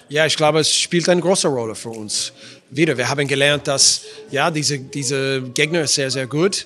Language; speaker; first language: German; non-native, learner; English